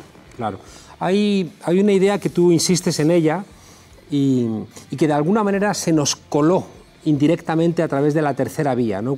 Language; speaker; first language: Spanish; native; Spanish